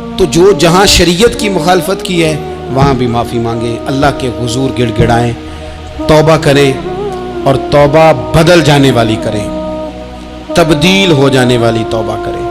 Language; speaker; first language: Urdu; non-native, local second language; Punjabi